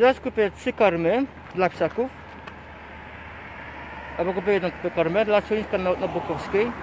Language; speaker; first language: Polish; native; Polish